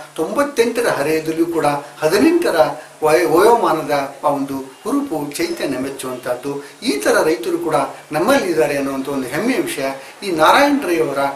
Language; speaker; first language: Kannada; native; Kannada